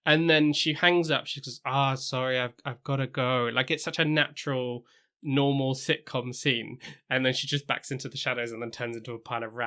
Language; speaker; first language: English; native; English